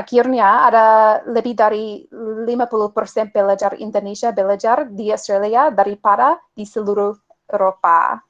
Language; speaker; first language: Indonesian; non-native, fluent; English